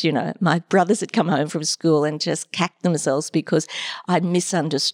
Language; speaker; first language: English; native; English